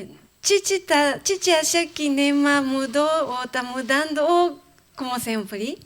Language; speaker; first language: Portuguese; non-native, fluent; Arabic